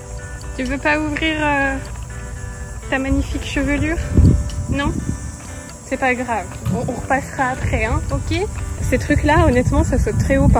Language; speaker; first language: French; native; French